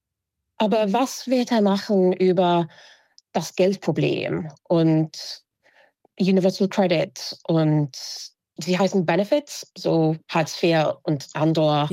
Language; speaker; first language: German; non-native, fluent; English